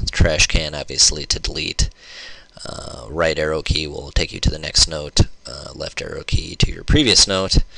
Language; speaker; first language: English; native; English